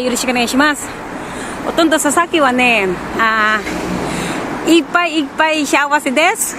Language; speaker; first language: Japanese; non-native, learner; Filipino